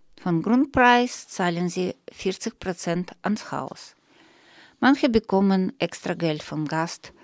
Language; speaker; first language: German; non-native, learner; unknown